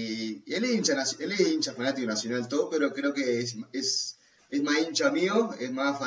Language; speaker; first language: Spanish; native; Spanish